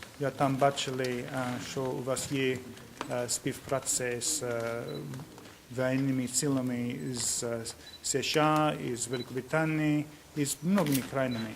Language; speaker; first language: Ukrainian; non-native, learner; English